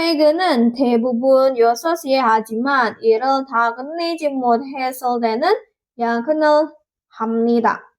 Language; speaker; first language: Korean; non-native, learner; Indonesian